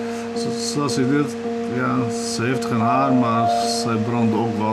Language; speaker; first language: Dutch; non-native, fluent; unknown